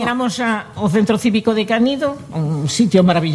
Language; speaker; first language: Galician; native; Galician